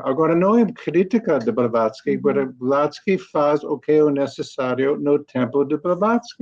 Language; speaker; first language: Portuguese; non-native, learner; English